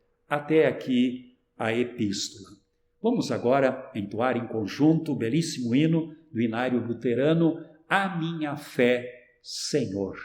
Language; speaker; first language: Portuguese; native; Portuguese